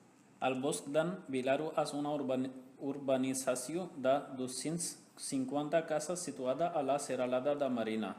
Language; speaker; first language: Catalan; non-native, learner; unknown